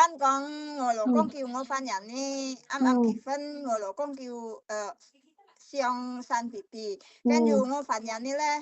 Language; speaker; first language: Cantonese; non-native, learner; Indonesian